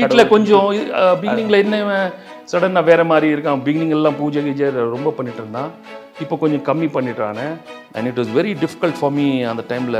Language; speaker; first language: Tamil; non-native, local second language; Telugu